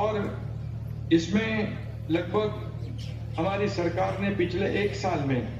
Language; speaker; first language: Hindi; non-native, local second language; Marathi